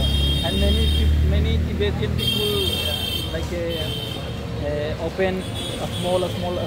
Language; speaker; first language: English; non-native, learner; Hindi